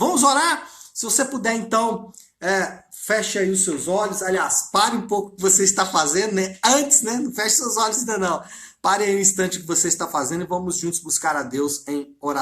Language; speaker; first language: Portuguese; native; Portuguese